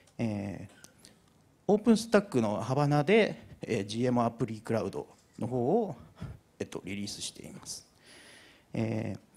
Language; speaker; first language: Japanese; native; Japanese